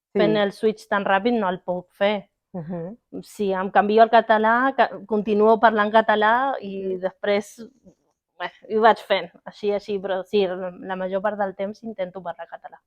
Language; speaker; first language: Catalan; non-native, learner; Spanish